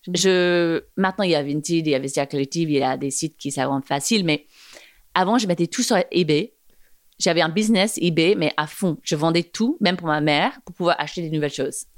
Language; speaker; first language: French; non-native, fluent; English